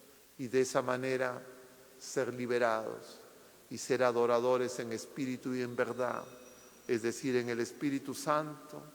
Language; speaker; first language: Spanish; native; Spanish